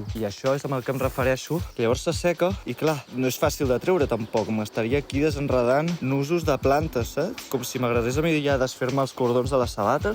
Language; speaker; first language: Catalan; native; Catalan